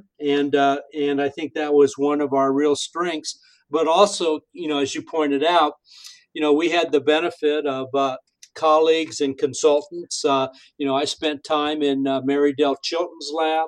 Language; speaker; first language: English; native; English